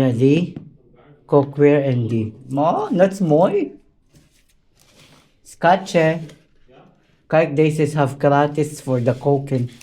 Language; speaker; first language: Dutch; non-native, learner; Filipino